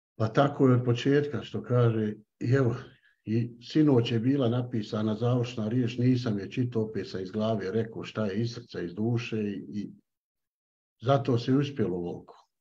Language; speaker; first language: Bosnian; native; Bosnian